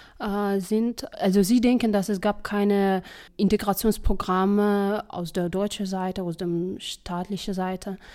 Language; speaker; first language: German; non-native, fluent; Russian